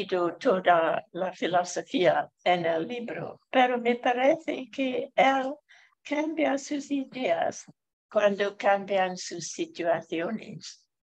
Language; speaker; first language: Spanish; non-native, fluent; English